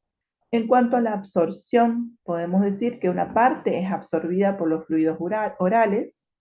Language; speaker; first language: Spanish; native; Spanish